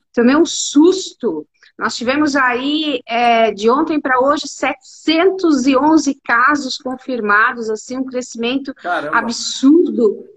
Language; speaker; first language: Portuguese; native; Portuguese